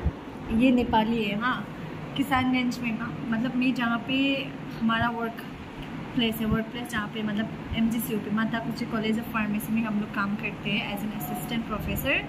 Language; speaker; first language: Hindi; non-native, local second language; Nepali